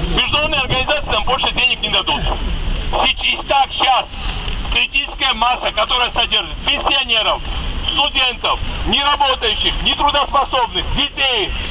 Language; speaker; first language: Russian; non-native, local second language; Georgian